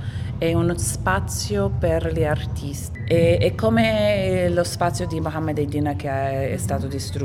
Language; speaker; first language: Italian; non-native, fluent; Arabic